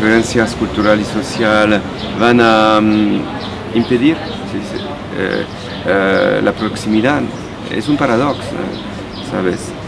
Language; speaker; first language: Spanish; non-native, fluent; French